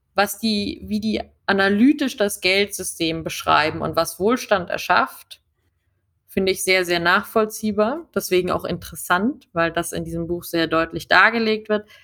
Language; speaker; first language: German; native; German